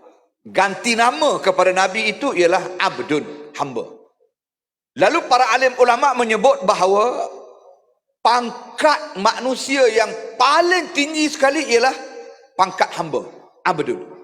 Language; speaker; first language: Malay; native; Malay